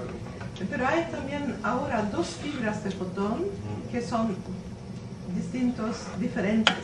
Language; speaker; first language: Spanish; non-native, learner; Norwegian